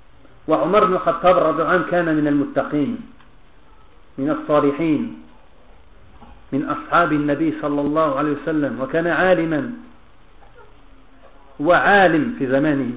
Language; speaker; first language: Arabic; non-native, fluent; French